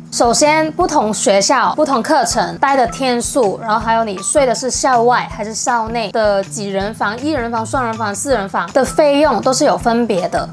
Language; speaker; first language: Chinese; non-native, local second language; Cantonese